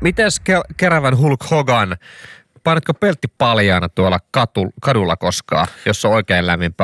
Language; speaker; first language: Finnish; native; Finnish